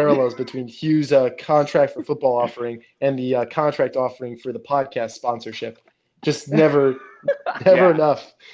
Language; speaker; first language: English; native; English